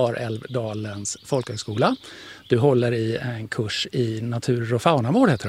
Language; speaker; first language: Swedish; native; Swedish